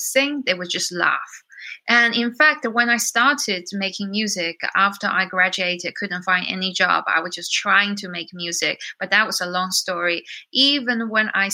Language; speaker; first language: English; non-native, fluent; Chinese